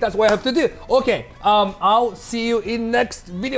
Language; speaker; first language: English; non-native, fluent; Japanese